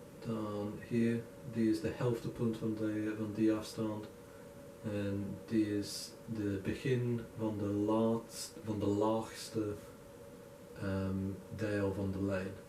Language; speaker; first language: Dutch; non-native, learner; English